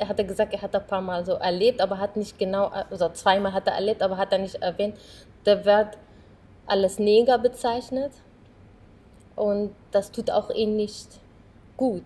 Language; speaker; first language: German; non-native, fluent; Arabic